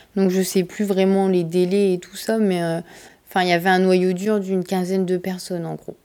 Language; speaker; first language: French; native; French